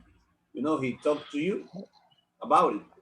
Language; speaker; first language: English; non-native, learner; Spanish